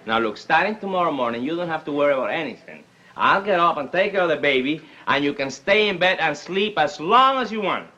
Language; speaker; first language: English; non-native, fluent; Spanish